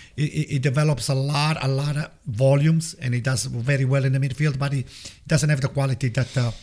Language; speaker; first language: English; non-native, fluent; Italian